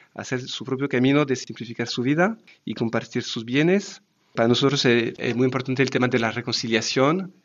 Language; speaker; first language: Spanish; non-native, fluent; French